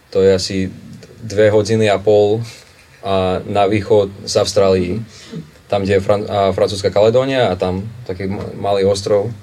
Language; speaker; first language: Slovak; non-native, fluent; Russian